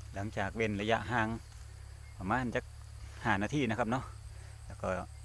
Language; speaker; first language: Thai; native; Thai